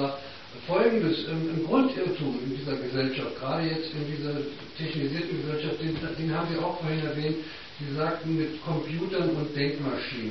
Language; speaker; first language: German; native; German